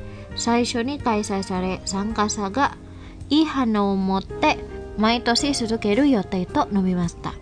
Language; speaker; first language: Japanese; non-native, fluent; Indonesian